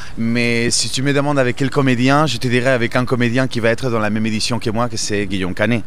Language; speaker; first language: French; non-native, fluent; Spanish